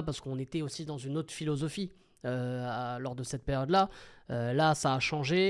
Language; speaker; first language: French; native; French